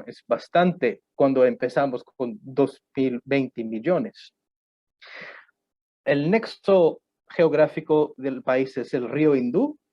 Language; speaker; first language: Spanish; non-native, fluent; Punjabi